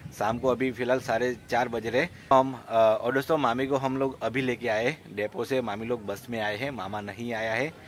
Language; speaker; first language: Hindi; non-native, local second language; Gujarati